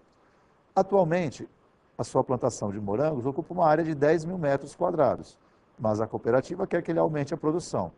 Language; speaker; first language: Portuguese; native; Portuguese